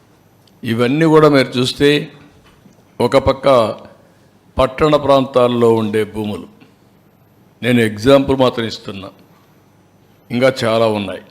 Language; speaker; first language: Telugu; native; Telugu